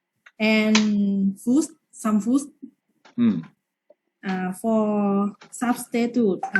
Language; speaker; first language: English; non-native, learner; Lao